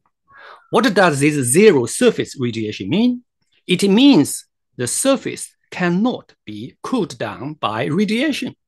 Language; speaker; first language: English; non-native, fluent; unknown